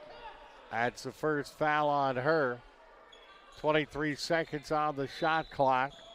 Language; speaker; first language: English; native; English